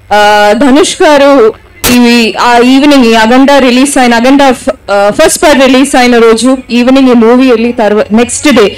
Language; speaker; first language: Telugu; non-native, local second language; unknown